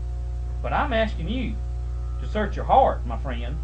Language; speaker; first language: English; native; English